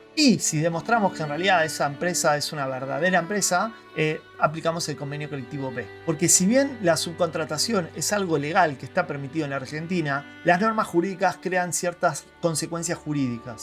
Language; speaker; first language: Spanish; native; Spanish